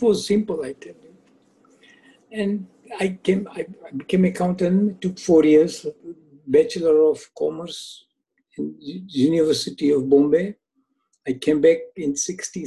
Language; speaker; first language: English; non-native, local second language; Gujarati